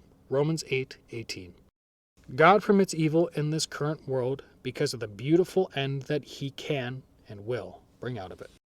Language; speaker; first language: English; native; English